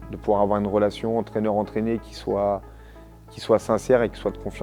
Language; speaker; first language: French; native; French